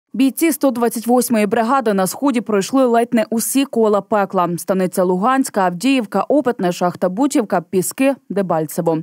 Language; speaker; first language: Ukrainian; native; Ukrainian